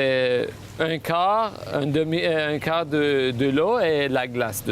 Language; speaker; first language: French; non-native, fluent; Armenian